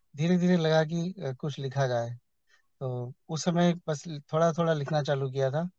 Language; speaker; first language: Hindi; native; Hindi